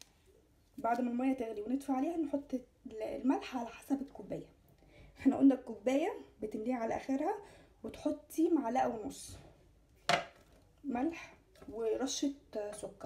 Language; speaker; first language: Arabic; native; Arabic